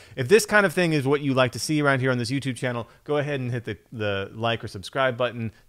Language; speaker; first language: English; native; English